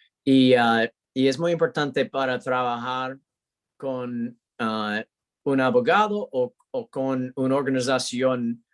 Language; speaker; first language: Spanish; non-native, learner; English